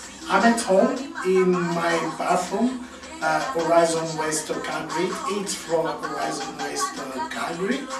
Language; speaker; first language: English; non-native, fluent; Lingala